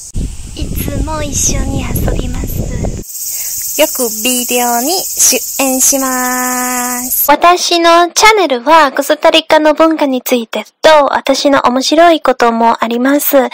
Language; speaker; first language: Japanese; non-native, learner; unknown